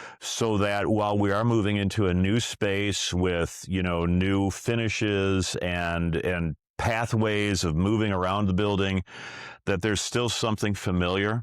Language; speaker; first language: English; native; English